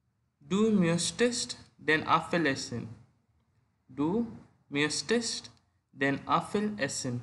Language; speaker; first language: German; non-native, learner; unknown